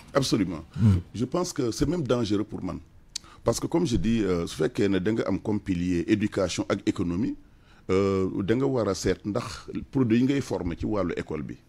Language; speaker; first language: French; non-native, local second language; Wolof